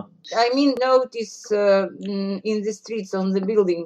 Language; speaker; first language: English; non-native, fluent; Russian